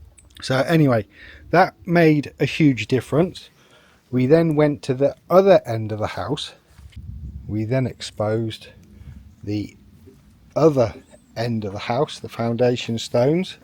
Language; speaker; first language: English; native; English